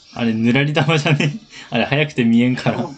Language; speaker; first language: Japanese; native; Japanese